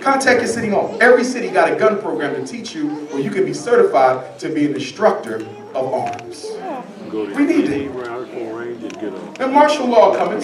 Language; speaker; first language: English; native; English